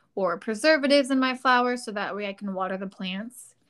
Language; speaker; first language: English; native; English